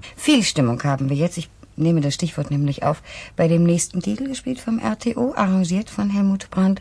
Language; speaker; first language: German; native; German